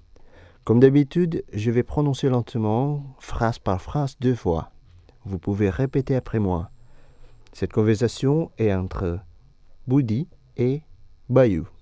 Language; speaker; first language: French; non-native, fluent; Indonesian